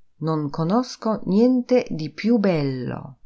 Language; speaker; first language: Italian; non-native, fluent; Polish